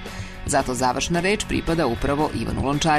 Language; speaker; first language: Serbian; native; Serbian